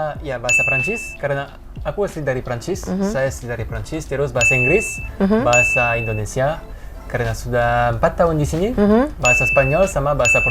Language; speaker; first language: Indonesian; non-native, fluent; French